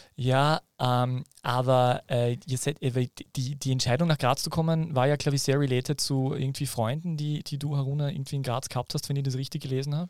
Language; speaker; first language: German; native; German